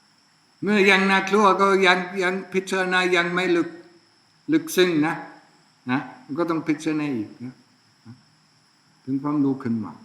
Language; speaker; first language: Thai; non-native, fluent; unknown